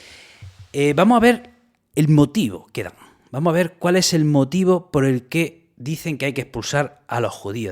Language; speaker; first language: Spanish; native; Spanish